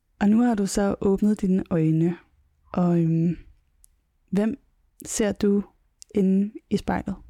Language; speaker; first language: Danish; native; Danish